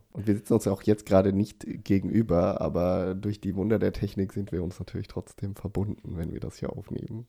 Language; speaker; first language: German; native; German